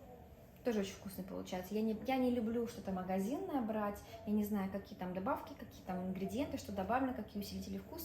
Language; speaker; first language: Russian; native; Russian